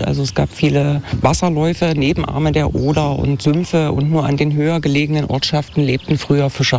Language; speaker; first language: German; native; German